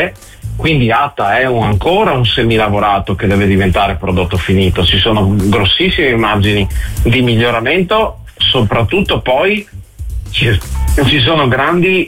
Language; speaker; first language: Italian; native; Italian